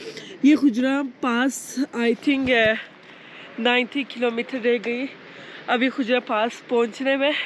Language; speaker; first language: Hindi; non-native, fluent; Turkish